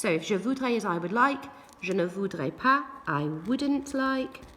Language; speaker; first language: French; non-native, fluent; English